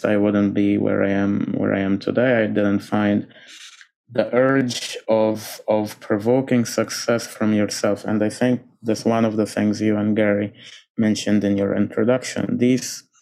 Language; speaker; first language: English; non-native, fluent; Arabic